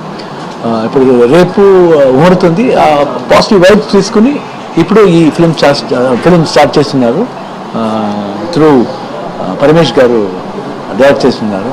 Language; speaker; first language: Telugu; non-native, learner; Kannada